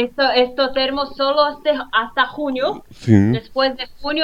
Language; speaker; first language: Spanish; non-native, fluent; Portuguese